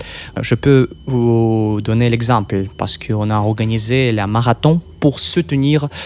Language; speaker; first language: French; non-native, fluent; Russian